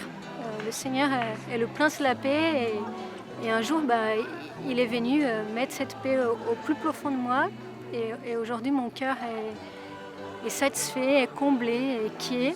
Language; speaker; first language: French; non-native, fluent; Portuguese